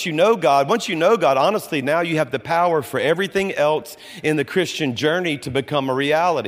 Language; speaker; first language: English; native; English